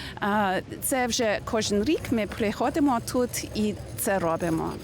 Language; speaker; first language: Ukrainian; early bilingual, heritage; Ukrainian